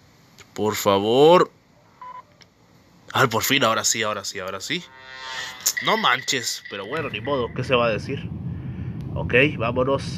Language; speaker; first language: Spanish; native; Spanish